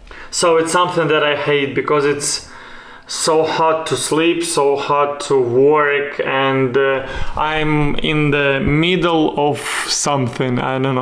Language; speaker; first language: English; non-native, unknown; Ukrainian